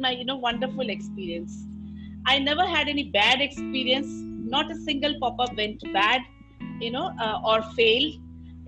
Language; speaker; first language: English; non-native, local second language; Assamese